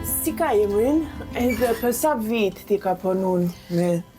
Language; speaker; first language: Albanian; non-native, learner; English